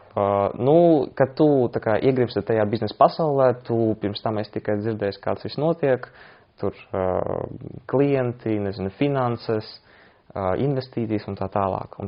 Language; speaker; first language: Latvian; non-native, local second language; Russian